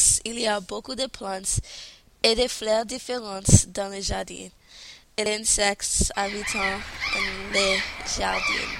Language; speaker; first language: French; non-native, learner; English